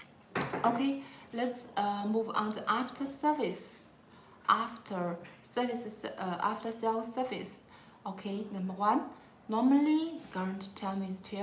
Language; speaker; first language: English; non-native, learner; Chinese